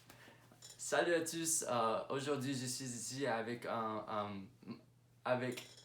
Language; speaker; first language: French; non-native, learner; English